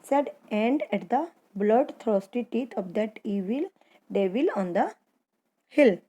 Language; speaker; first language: English; non-native, local second language; Gujarati